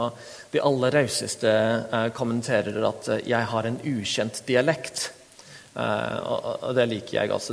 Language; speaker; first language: Norwegian; non-native, fluent; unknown